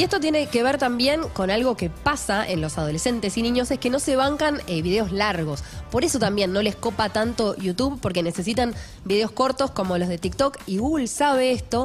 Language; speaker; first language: Spanish; native; Spanish